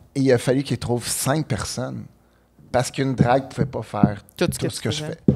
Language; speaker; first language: French; native; French